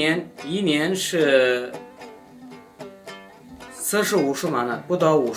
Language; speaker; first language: Chinese; non-native, learner; Turkmen